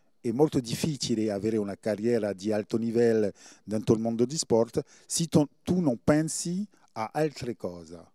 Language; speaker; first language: Italian; non-native, fluent; French